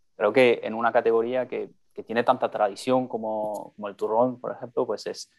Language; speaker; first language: Spanish; non-native, fluent; French